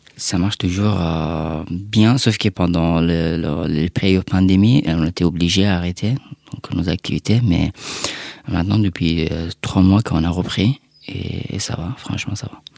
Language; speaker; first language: French; non-native, fluent; Persian